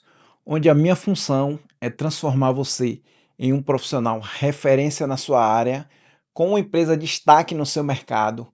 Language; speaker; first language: Portuguese; native; Portuguese